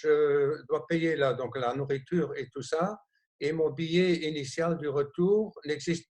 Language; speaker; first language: French; non-native, local second language; Luxembourgish